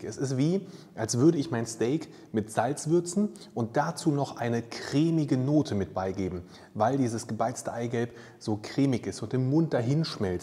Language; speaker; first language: German; native; German